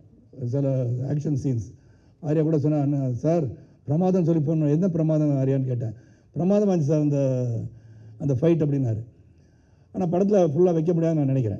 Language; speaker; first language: Tamil; native; Tamil